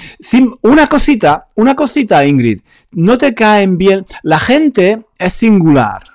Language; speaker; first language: Spanish; native; Spanish